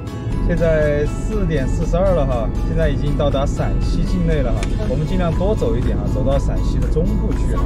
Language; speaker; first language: Chinese; native; Chinese